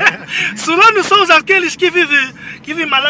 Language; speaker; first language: Portuguese; non-native, learner; Lingala